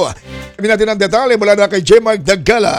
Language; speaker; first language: Filipino; native; Filipino